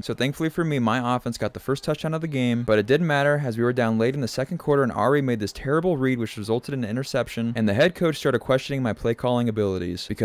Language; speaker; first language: English; native; English